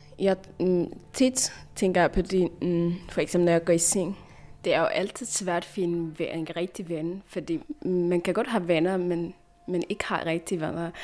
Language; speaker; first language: Danish; non-native, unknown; Tigrinya